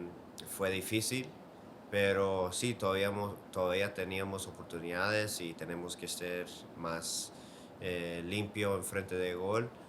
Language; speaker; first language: Spanish; early bilingual, heritage; English